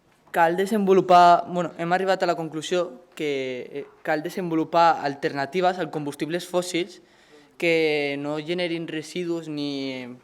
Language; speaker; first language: Catalan; native; Catalan